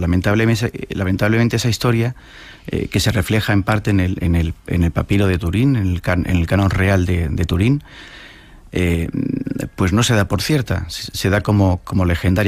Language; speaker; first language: Spanish; native; Spanish